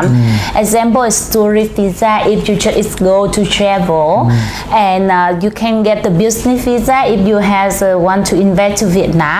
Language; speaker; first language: English; non-native, learner; Vietnamese